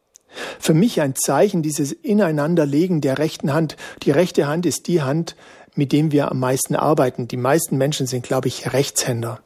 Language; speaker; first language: German; native; German